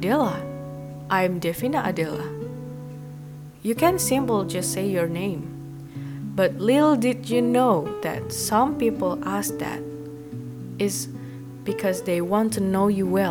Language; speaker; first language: English; non-native, fluent; Indonesian